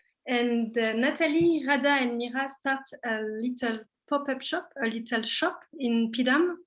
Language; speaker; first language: English; non-native, learner; French